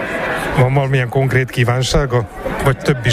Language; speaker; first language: Hungarian; native; Hungarian